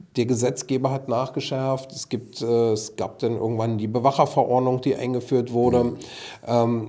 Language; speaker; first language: German; native; German